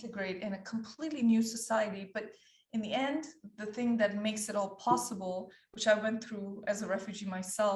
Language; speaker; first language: English; early bilingual, other home language; Persian